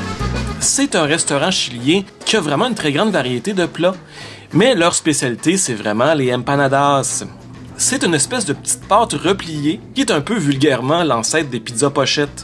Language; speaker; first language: French; native; French